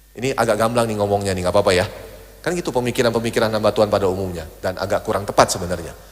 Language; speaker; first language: Indonesian; native; Indonesian